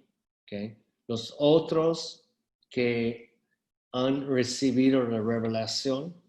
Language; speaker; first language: Spanish; non-native, fluent; English